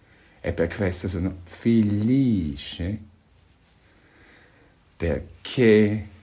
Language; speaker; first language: Italian; non-native, fluent; German